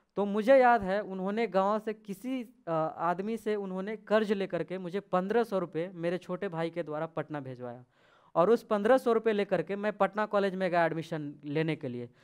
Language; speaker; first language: Hindi; native; Hindi